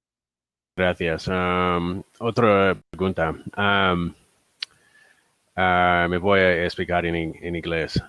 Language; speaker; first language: Spanish; non-native, learner; English